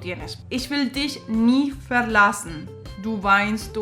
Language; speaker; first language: German; non-native, fluent; Spanish